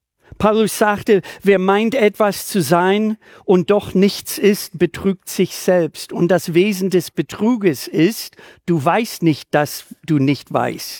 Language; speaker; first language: German; native; German